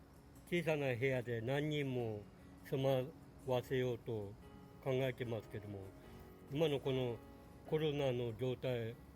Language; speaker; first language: Japanese; native; Japanese